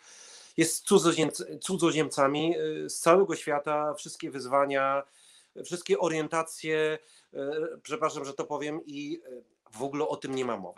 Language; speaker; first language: Polish; early bilingual, heritage; Polish